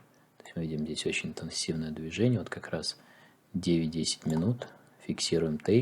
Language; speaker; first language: Russian; native; Russian